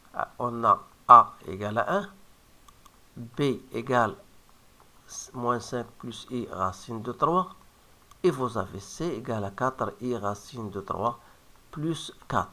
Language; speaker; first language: French; non-native, local second language; Arabic